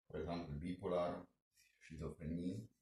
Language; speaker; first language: German; non-native, fluent; Polish